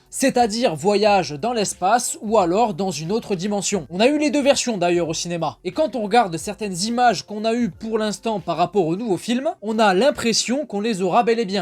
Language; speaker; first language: French; native; French